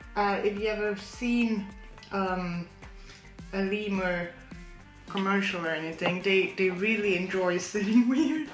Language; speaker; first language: English; non-native, fluent; German